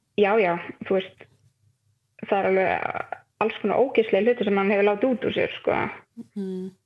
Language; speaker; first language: Icelandic; native; Icelandic